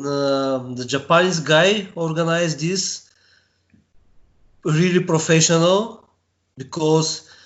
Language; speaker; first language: English; non-native, learner; Bulgarian